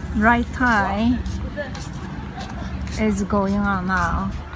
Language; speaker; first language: English; non-native, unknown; Chinese